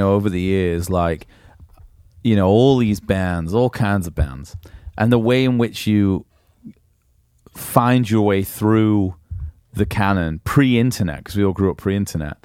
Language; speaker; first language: English; native; English